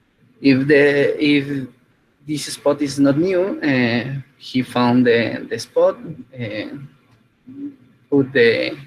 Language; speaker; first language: English; non-native, fluent; Spanish